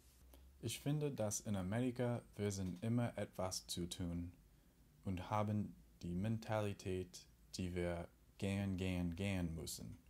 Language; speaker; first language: German; non-native, learner; English